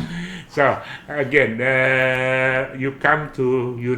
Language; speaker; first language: English; non-native, learner; Indonesian